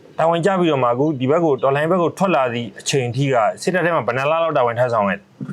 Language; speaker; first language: Burmese; native; Burmese